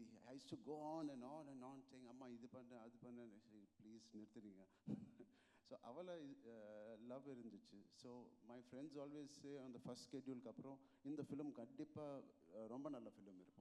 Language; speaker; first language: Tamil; non-native, local second language; Telugu